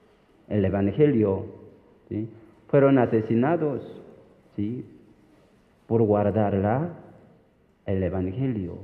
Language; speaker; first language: Spanish; non-native, fluent; Korean